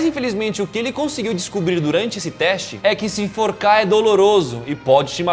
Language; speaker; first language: Portuguese; native; Portuguese